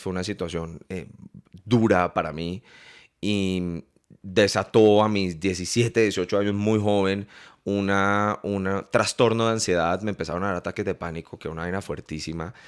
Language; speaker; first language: Spanish; early bilingual, heritage; English